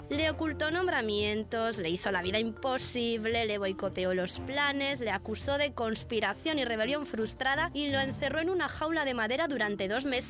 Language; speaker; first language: Spanish; native; Spanish